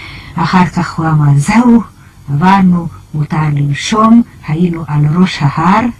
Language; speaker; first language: Hebrew; non-native, fluent; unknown